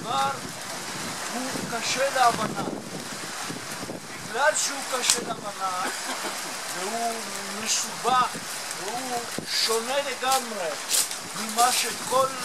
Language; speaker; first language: Hebrew; non-native, fluent; Italian